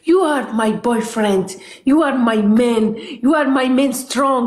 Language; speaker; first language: English; non-native, learner; Arabic